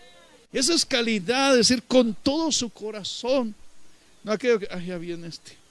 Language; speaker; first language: Spanish; native; Spanish